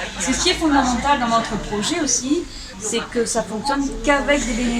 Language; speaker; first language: French; native; French